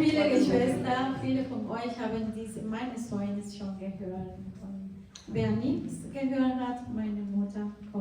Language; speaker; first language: German; non-native, fluent; Portuguese